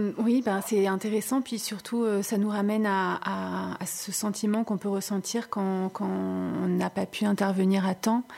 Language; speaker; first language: French; native; French